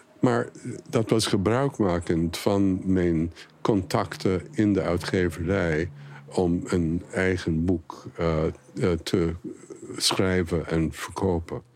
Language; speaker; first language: Dutch; non-native, fluent; English